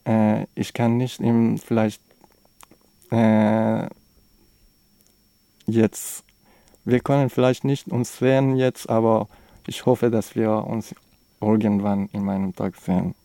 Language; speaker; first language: German; non-native, learner; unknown